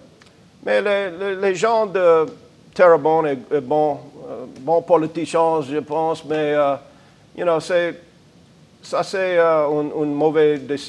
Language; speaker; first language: French; non-native, learner; English